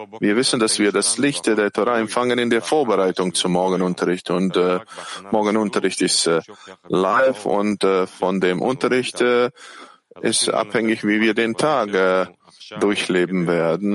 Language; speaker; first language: German; non-native, fluent; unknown